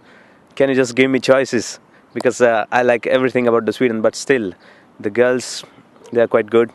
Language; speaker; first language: English; non-native, local second language; Marathi